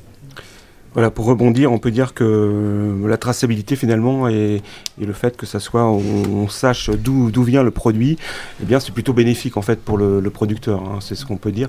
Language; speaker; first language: French; native; French